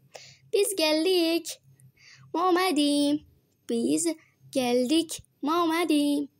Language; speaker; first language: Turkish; non-native, fluent; Persian